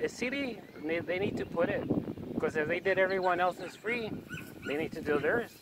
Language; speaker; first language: English; early bilingual, other home language; Spanish